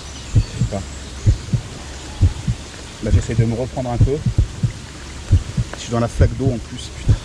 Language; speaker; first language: French; native; French